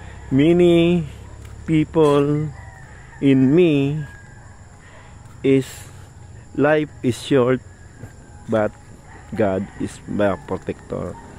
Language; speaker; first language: English; non-native, local second language; Filipino